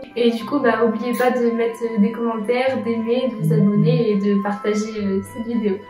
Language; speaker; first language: French; native; French